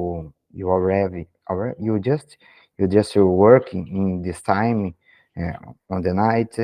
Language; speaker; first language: English; non-native, learner; Portuguese